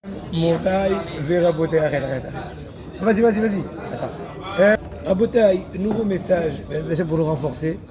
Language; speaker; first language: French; native; French